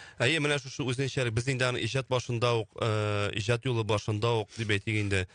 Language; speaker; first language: Tatar; native; Tatar